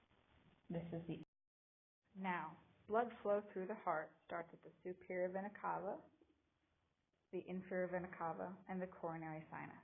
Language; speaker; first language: English; native; English